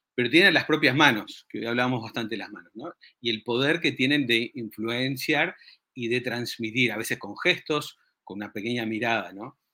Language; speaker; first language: Spanish; native; Spanish